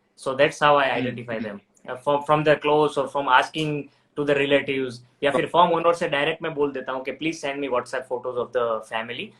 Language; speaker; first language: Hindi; non-native, local second language; Gujarati